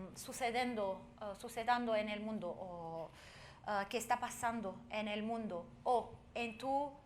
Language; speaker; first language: Spanish; non-native, fluent; Arabic